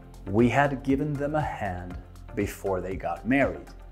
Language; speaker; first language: English; native; English